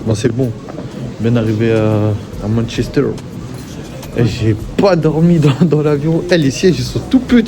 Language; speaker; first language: French; native; French